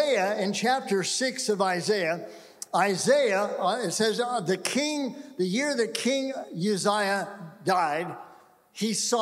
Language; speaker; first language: English; native; English